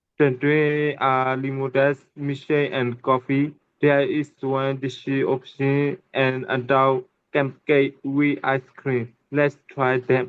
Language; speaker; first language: English; non-native, learner; Burmese